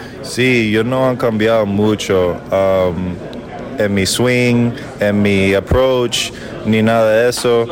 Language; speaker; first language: Spanish; early bilingual, heritage; English